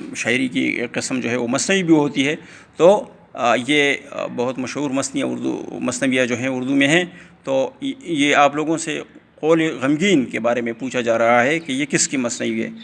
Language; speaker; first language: Urdu; non-native, local second language; Pashto